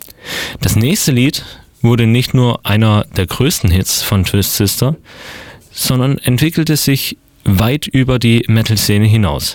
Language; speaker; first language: German; native; German